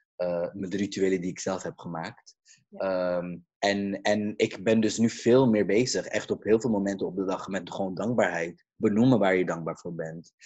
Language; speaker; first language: Dutch; early bilingual, other home language; Caribbean Hindustani